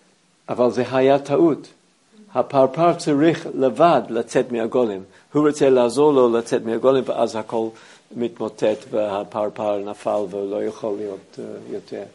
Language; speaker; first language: Hebrew; non-native, fluent; English